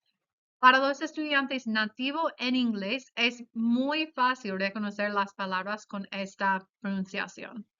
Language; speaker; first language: Spanish; non-native, fluent; English